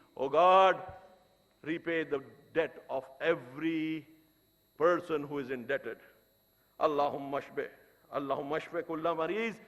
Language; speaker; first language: English; non-native, local second language; Urdu